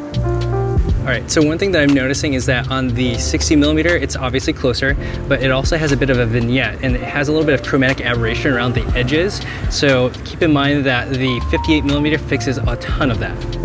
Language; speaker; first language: English; native; English